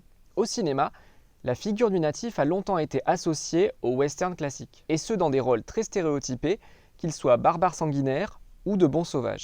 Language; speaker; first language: French; native; French